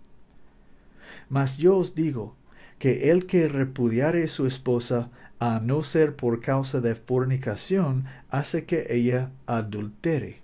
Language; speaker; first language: Spanish; non-native, learner; English